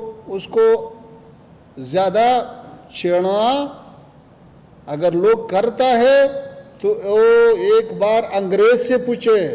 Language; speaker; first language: Hindi; non-native, fluent; Pashto